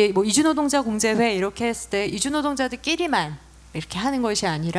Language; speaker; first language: Korean; non-native, local second language; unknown